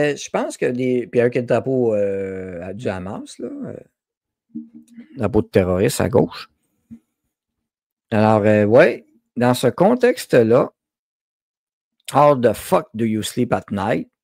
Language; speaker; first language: French; native; French